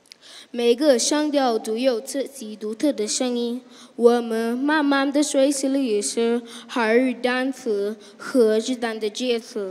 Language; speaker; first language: Chinese; non-native, learner; English